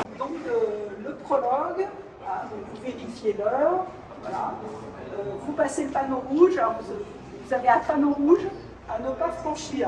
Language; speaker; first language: French; native; French